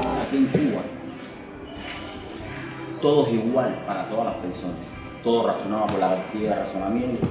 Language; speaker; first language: Spanish; native; Spanish